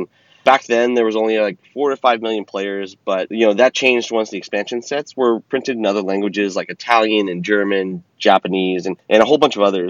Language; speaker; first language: English; native; English